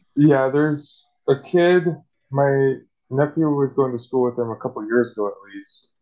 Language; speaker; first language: English; native; English